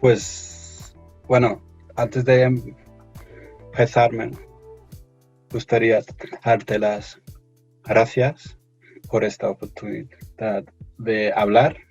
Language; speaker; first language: Spanish; non-native, fluent; English